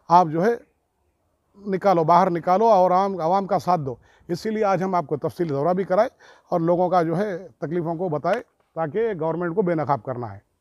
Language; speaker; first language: Hindi; non-native, local second language; Urdu